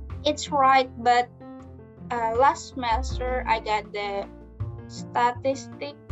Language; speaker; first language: English; non-native, learner; Indonesian